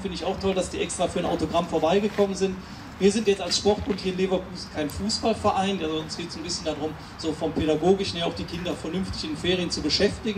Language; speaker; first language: German; native; German